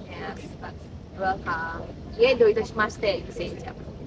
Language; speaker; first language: English; non-native, learner; Indonesian